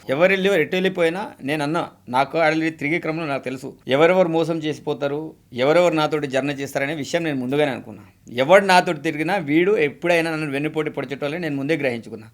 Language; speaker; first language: Telugu; non-native, local second language; Gondi